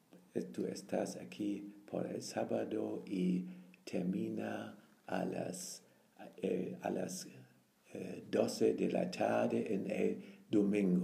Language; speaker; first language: Spanish; non-native, fluent; German